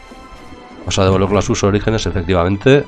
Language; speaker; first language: Spanish; native; Spanish